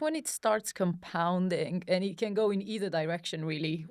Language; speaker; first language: English; non-native, fluent; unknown